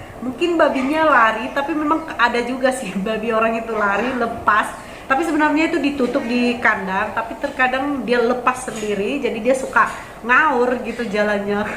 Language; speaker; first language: Indonesian; native; Indonesian